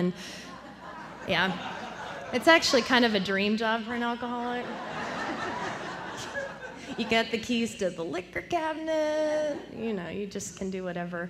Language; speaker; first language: English; native; English